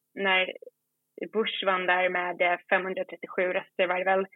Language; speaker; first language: Swedish; native; Swedish